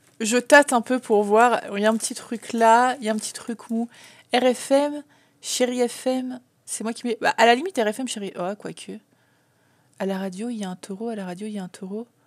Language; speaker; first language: French; native; French